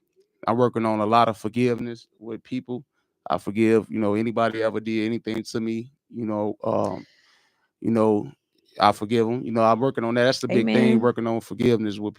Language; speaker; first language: English; native; English